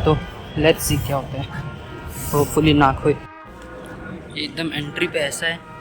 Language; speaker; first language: Hindi; native; Hindi